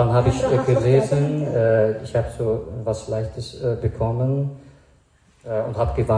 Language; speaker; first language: German; non-native, fluent; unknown